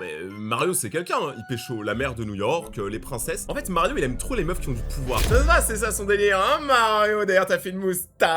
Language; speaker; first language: French; native; French